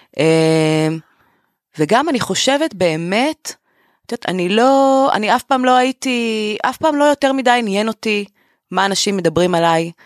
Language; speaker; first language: Hebrew; native; Hebrew